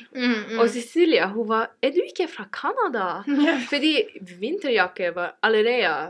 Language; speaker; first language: Norwegian; non-native, fluent; English